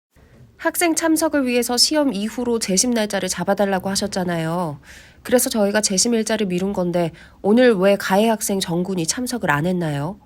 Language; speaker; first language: Korean; native; Korean